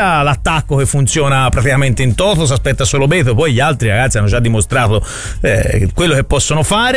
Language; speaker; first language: Italian; native; Italian